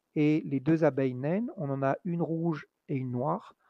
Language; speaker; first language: French; native; French